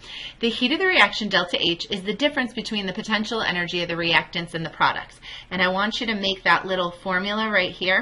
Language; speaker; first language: English; native; English